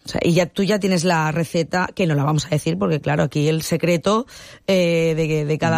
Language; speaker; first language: Spanish; native; Spanish